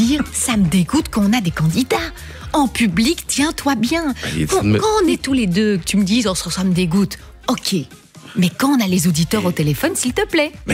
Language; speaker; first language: French; native; French